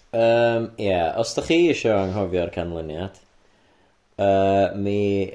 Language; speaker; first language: Welsh; native; Welsh